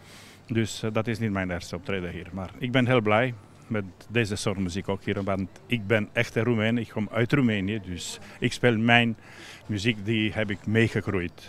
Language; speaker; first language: Dutch; non-native, fluent; Romanian